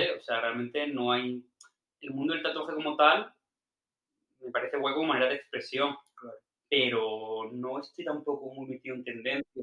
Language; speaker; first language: Spanish; native; Spanish